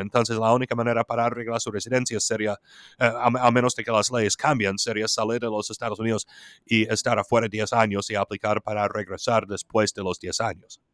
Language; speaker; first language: Spanish; non-native, fluent; English